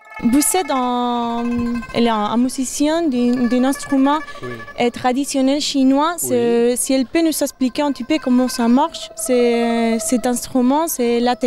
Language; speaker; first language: French; non-native, learner; Spanish